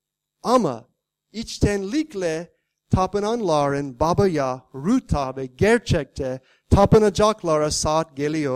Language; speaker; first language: Turkish; non-native, fluent; English